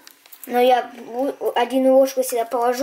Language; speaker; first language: Russian; early bilingual, heritage; Russian